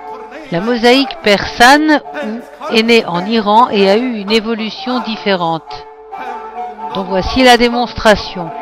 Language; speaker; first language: French; native; French